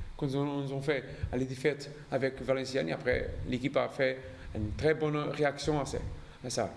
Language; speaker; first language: French; non-native, learner; Portuguese